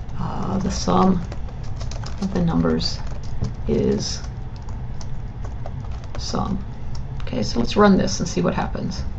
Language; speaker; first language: English; native; English